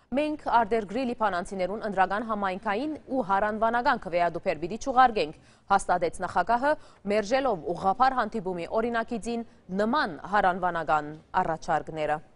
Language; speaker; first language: Armenian; early bilingual, heritage; Armenian